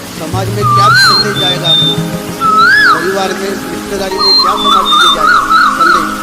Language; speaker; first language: Hindi; native; Hindi